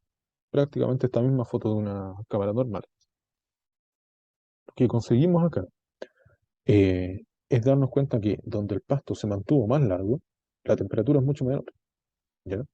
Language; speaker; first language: Spanish; native; Spanish